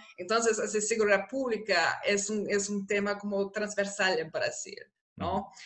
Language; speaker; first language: Spanish; non-native, fluent; German